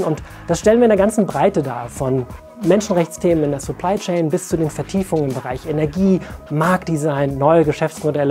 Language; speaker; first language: German; native; German